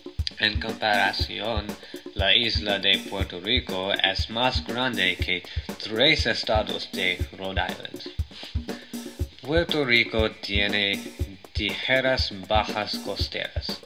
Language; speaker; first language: Spanish; non-native, learner; English